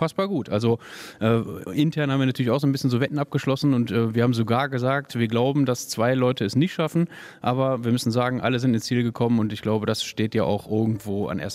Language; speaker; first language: German; native; German